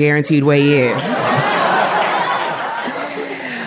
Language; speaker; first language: English; native; English